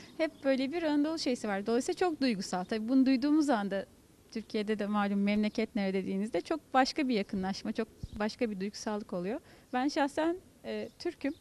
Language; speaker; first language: Turkish; native; Turkish